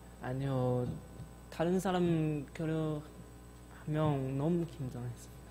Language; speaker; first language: Korean; non-native, learner; Chinese